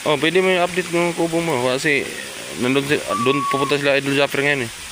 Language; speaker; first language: Filipino; non-native, local second language; Masbatenyo